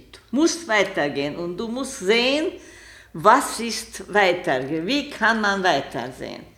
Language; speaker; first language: German; non-native, learner; Hungarian